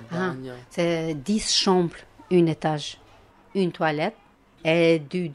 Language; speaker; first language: French; non-native, learner; Albanian